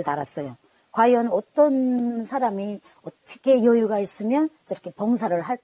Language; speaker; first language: Korean; native; Korean